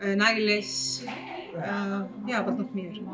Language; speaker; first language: Dutch; non-native, learner; Arabic